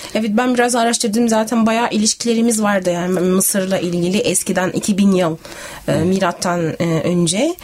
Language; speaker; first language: Turkish; native; Turkish